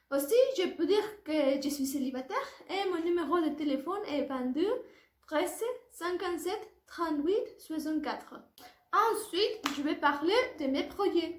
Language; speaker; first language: French; non-native, learner; Spanish